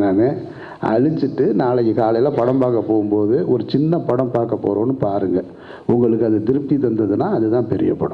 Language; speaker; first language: Tamil; native; Tamil